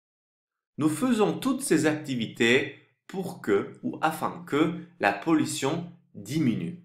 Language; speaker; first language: French; non-native, fluent; Turkish